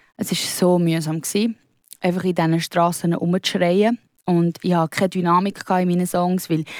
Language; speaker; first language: German; native; German